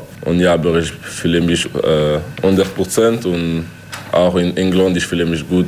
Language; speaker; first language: German; non-native, local second language; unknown